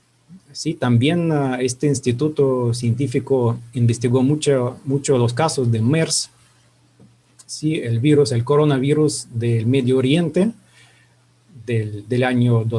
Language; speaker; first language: Spanish; non-native, fluent; Russian